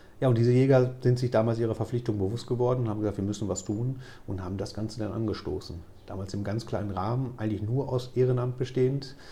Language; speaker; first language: German; native; German